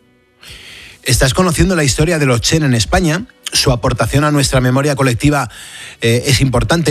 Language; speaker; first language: Spanish; native; Spanish